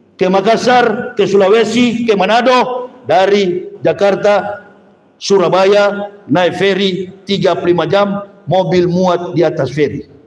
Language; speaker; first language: Indonesian; native; Indonesian